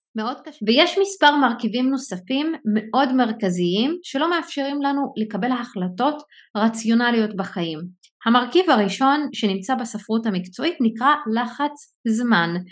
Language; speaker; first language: Hebrew; non-native, local second language; Arabic